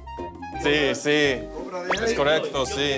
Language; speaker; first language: Spanish; non-native, learner; Korean